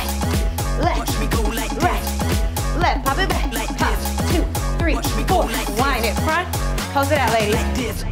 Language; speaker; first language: English; native; English